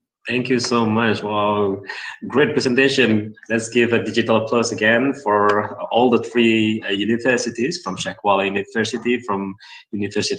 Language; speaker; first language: English; non-native, fluent; Indonesian